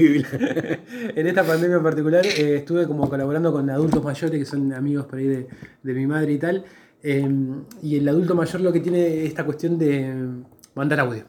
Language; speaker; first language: Spanish; native; Spanish